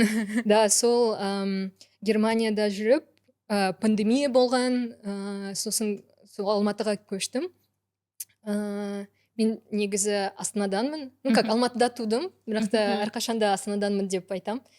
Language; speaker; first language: Kazakh; non-native, local second language; Russian